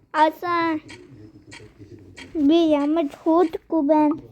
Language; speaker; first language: Mongolian; early bilingual, heritage; Mongolian